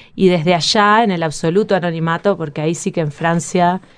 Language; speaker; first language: Spanish; native; Spanish